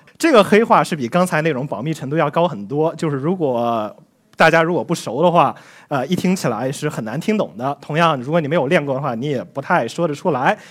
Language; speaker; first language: Chinese; native; Chinese